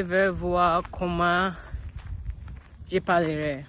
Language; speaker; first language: French; non-native, learner; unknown